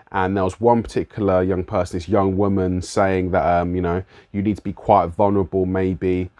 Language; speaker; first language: English; native; English